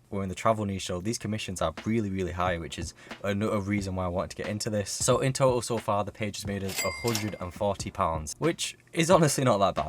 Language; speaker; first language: English; native; English